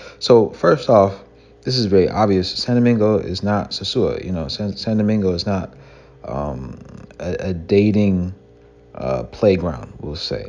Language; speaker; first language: English; native; English